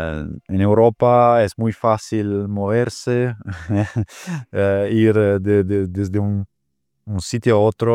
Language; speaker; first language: Spanish; non-native, fluent; Italian